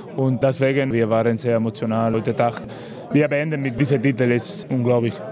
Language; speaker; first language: German; non-native, learner; Spanish